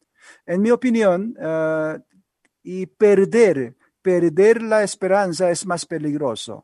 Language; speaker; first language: Spanish; non-native, learner; Korean